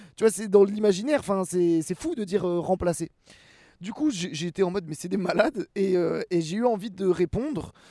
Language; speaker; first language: French; native; French